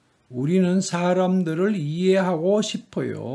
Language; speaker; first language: Korean; native; Korean